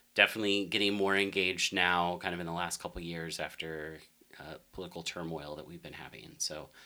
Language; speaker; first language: English; native; English